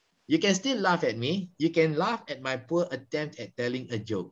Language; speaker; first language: English; non-native, local second language; Malay